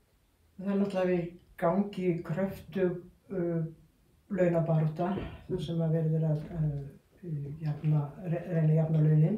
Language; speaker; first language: Icelandic; native; Icelandic